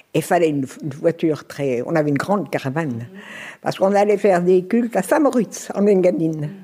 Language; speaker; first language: French; native; French